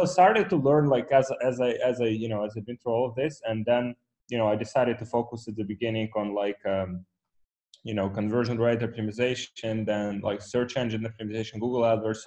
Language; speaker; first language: English; non-native, fluent; Ukrainian